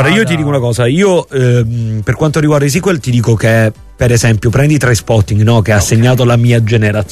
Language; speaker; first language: Italian; native; Italian